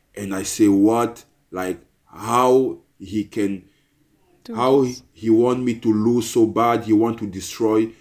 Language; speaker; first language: English; non-native, local second language; Basaa